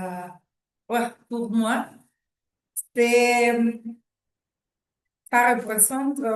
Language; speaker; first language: French; non-native, learner; Spanish